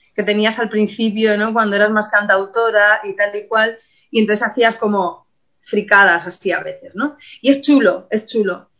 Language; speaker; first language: Spanish; native; Spanish